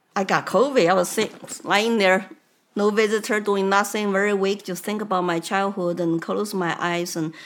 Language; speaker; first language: English; non-native, fluent; Chinese